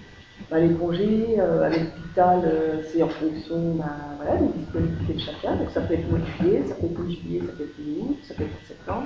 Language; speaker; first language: French; native; French